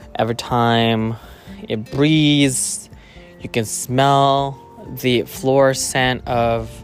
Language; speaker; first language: English; non-native, local second language; Filipino